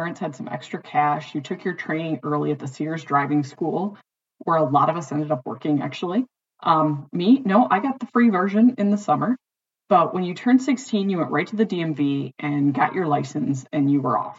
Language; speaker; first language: English; native; English